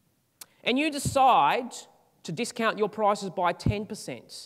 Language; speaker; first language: English; native; English